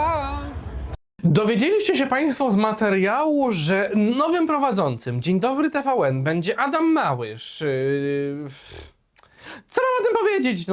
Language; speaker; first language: Polish; native; Polish